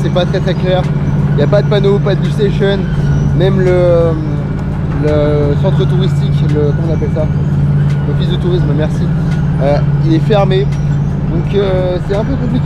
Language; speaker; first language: French; native; French